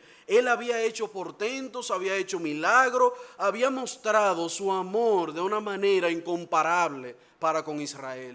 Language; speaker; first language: Spanish; native; Spanish